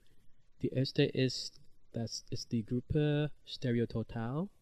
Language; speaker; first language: German; non-native, learner; English